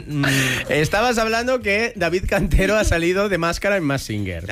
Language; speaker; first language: Spanish; native; Spanish